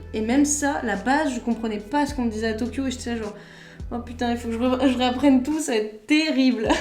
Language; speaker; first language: French; native; French